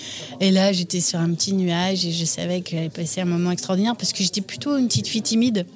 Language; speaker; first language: French; native; French